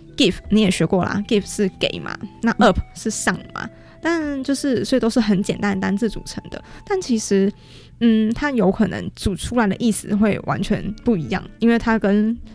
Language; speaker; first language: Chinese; native; Chinese